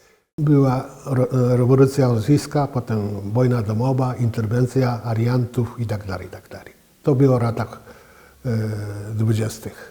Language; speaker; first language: Polish; non-native, fluent; Japanese